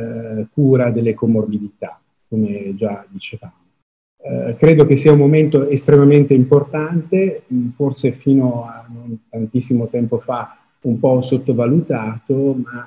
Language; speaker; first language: Italian; native; Italian